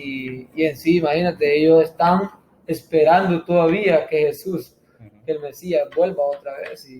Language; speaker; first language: Spanish; native; Spanish